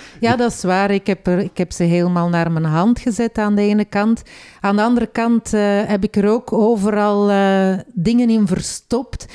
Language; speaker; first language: Dutch; native; Dutch